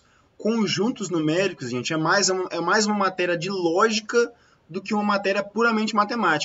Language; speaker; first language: Portuguese; native; Portuguese